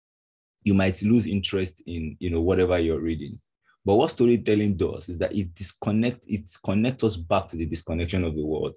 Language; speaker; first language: English; non-native, local second language; Yoruba